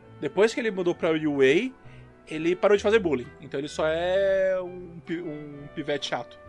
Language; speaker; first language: Portuguese; native; Portuguese